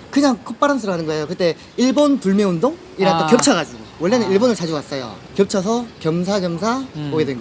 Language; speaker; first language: Korean; native; Korean